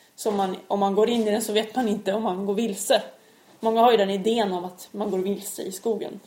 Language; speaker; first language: Swedish; native; Swedish